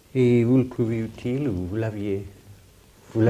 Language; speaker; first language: French; non-native, fluent; English